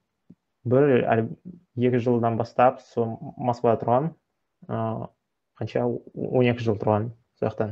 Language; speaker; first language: Kazakh; non-native, local second language; Russian